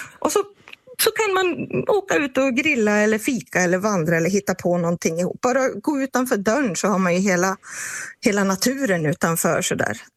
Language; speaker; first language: Swedish; native; Swedish